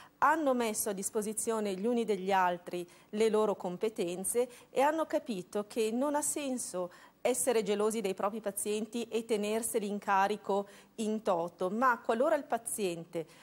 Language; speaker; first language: Italian; native; Italian